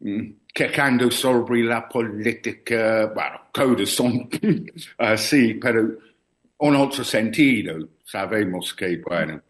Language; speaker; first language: Spanish; non-native, learner; English